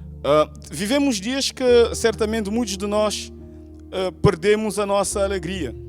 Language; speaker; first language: Portuguese; native; Portuguese